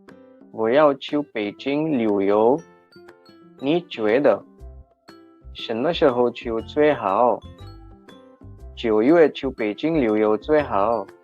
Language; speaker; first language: Chinese; non-native, fluent; Hindi